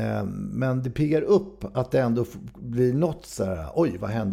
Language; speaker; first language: Swedish; native; Swedish